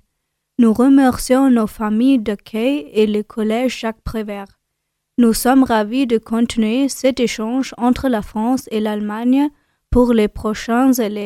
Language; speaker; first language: French; non-native, learner; German